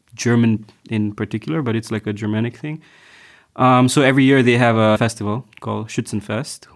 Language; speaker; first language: English; non-native, local second language; Tamil